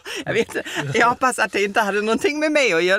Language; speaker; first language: Swedish; non-native, fluent; German